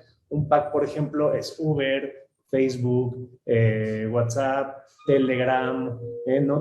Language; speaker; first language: Spanish; native; Spanish